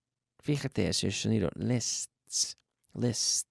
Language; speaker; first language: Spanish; non-native, fluent; English